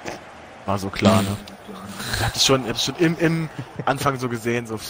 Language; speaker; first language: German; native; German